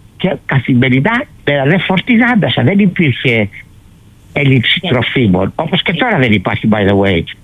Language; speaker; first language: Greek; early bilingual, heritage; Greek